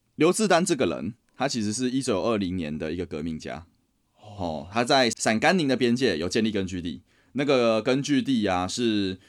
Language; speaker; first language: Chinese; native; Chinese